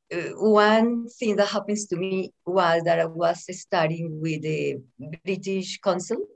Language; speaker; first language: English; non-native, fluent; Spanish